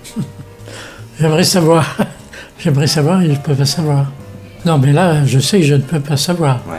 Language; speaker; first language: French; native; French